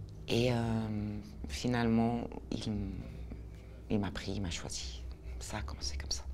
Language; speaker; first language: French; non-native, fluent; Portuguese